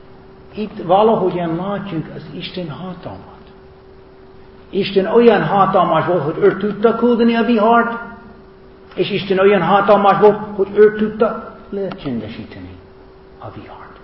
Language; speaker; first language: Hungarian; non-native, fluent; English